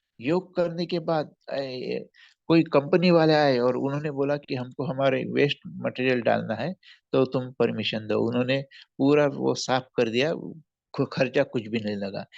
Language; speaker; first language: Hindi; non-native, local second language; Marathi